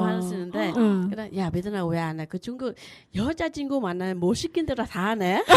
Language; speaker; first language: Korean; non-native, learner; Vietnamese